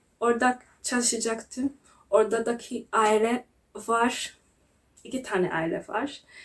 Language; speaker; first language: Turkish; non-native, learner; Kinyarwanda